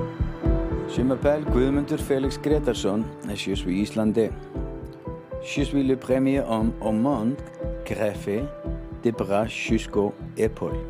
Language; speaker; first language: French; non-native, learner; Icelandic